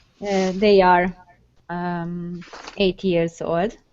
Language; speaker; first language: English; non-native, learner; Hungarian